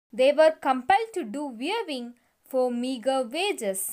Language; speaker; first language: English; non-native, local second language; Malayalam